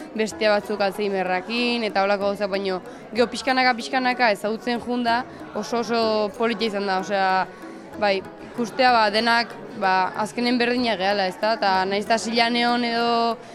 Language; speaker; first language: Basque; native; Basque